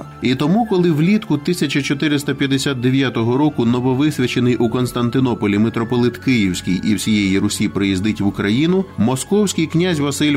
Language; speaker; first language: Ukrainian; native; Ukrainian